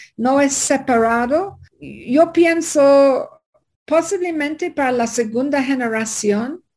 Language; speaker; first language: Spanish; non-native, fluent; English